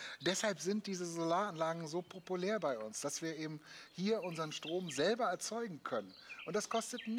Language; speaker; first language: German; native; German